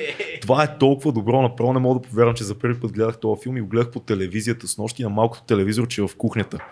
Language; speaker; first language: Bulgarian; native; Bulgarian